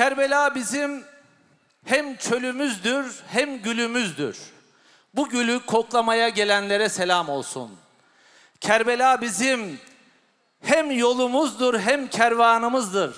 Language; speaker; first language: Turkish; native; Turkish